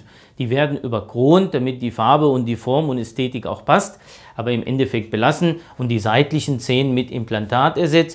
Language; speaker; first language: German; native; German